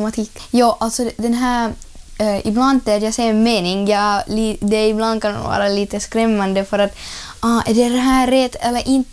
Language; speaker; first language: Swedish; early bilingual, other home language; Ukrainian